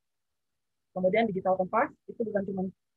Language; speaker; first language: Indonesian; native; Indonesian